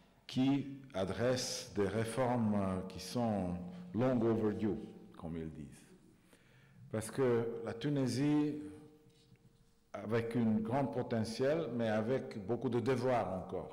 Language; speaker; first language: French; non-native, fluent; Hungarian